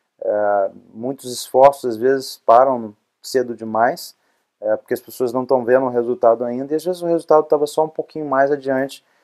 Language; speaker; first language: Portuguese; native; Portuguese